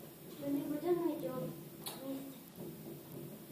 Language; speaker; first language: Russian; non-native, local second language; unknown